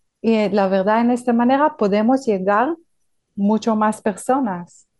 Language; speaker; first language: Spanish; non-native, fluent; Hebrew